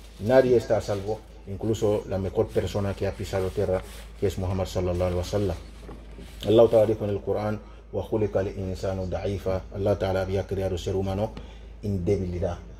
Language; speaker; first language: Spanish; non-native, fluent; Mandingo